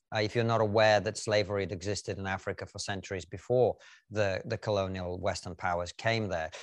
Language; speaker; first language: English; non-native, fluent; Russian